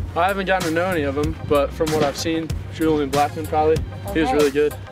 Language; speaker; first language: English; native; English